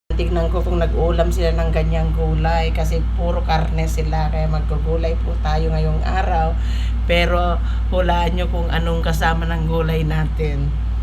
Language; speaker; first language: Filipino; native; Filipino